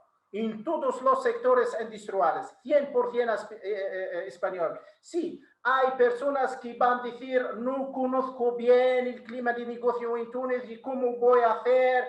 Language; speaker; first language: Spanish; non-native, fluent; Arabic